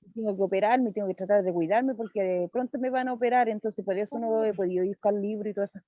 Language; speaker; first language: Spanish; native; Spanish